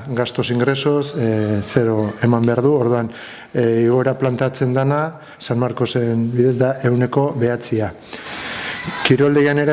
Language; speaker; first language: Basque; non-native, local second language; Spanish